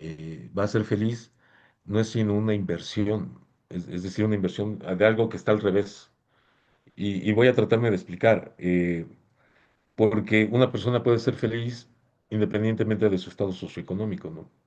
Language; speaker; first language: Spanish; native; Spanish